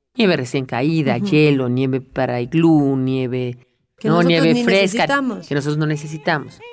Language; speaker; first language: Spanish; native; Spanish